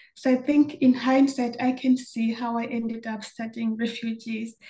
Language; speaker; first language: English; non-native, local second language; Shona